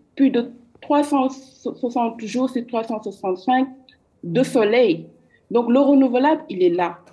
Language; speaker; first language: French; non-native, local second language; Wolof